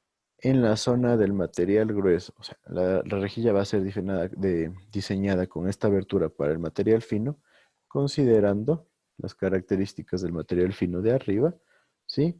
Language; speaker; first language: Spanish; native; Spanish